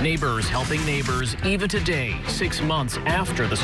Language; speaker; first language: English; native; English